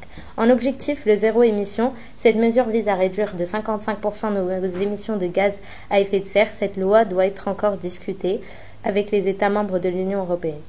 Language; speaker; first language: French; native; French